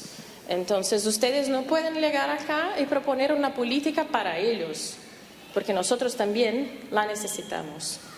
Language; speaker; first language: Spanish; non-native, fluent; Portuguese